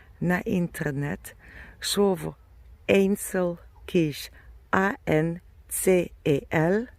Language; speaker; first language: Polish; non-native, learner; German